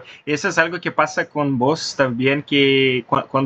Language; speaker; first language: Spanish; non-native, fluent; Portuguese